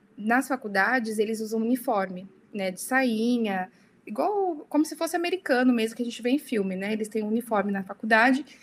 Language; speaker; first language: Portuguese; early bilingual, heritage; Portuguese